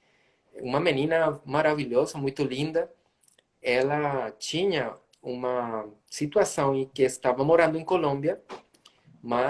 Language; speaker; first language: Portuguese; non-native, fluent; Spanish